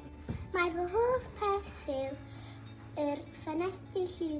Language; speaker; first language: Welsh; non-native, local second language; English